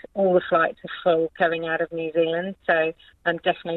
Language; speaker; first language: English; native; English